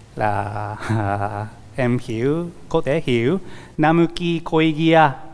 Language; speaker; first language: Vietnamese; non-native, learner; Japanese